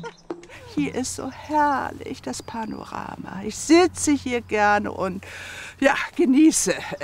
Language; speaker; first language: German; native; German